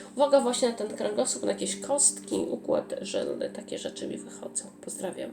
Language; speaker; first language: Polish; native; Polish